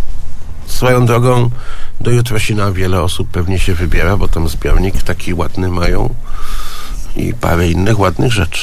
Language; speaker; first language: Polish; native; Polish